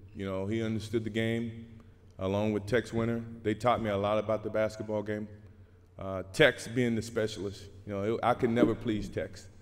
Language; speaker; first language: English; native; English